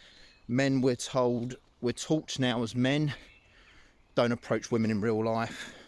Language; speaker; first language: English; native; English